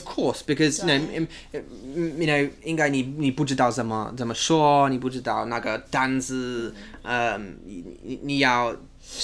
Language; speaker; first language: Chinese; non-native, learner; English